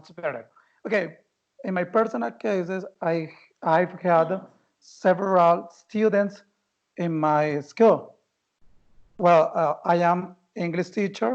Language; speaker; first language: English; non-native, fluent; Spanish